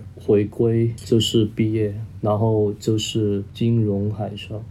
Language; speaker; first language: Chinese; non-native, local second language; Cantonese